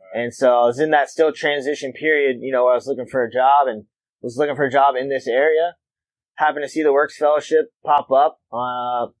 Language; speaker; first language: English; native; English